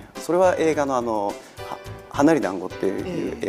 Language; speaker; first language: Japanese; native; Japanese